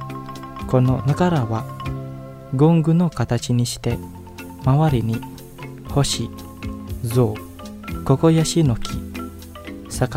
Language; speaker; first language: Japanese; non-native, fluent; Indonesian